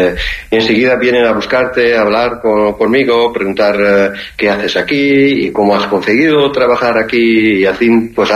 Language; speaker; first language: Spanish; early bilingual, heritage; Spanish